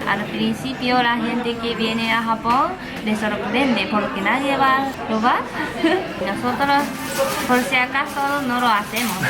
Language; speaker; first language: Spanish; non-native, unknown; Japanese